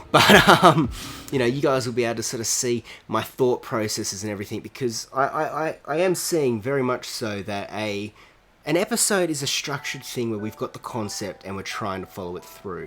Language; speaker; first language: English; native; English